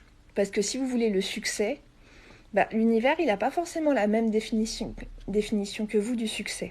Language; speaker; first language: French; native; French